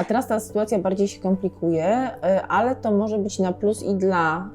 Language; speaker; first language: Polish; native; Polish